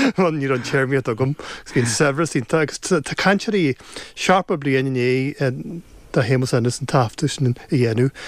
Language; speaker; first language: Irish; native; Irish